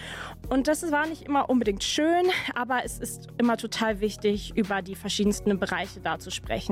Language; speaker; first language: German; native; German